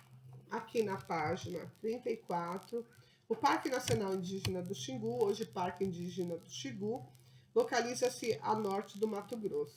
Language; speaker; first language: Portuguese; native; Portuguese